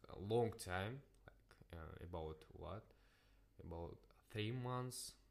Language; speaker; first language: English; non-native, learner; Russian